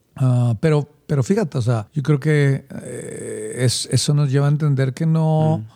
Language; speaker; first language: Spanish; native; Spanish